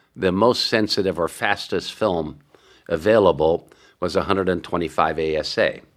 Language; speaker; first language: English; early bilingual, other home language; Hungarian